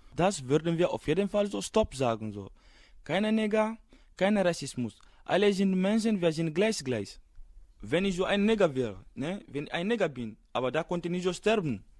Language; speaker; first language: German; non-native, learner; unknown